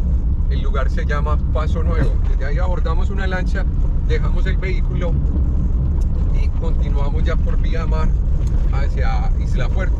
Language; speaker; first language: Spanish; native; Spanish